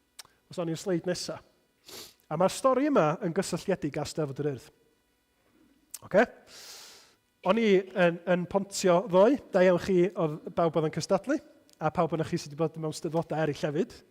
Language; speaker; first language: Welsh; native; Welsh